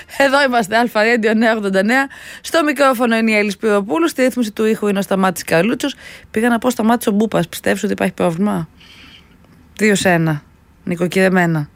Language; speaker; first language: Greek; native; Greek